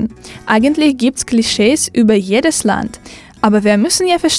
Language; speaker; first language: German; non-native, fluent; Russian